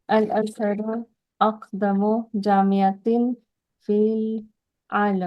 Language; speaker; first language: Arabic; non-native, learner; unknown